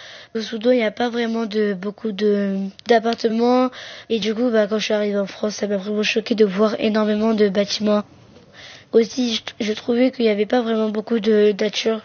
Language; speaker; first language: French; early bilingual, other home language; Arabic